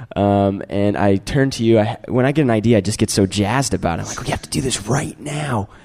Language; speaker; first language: English; native; English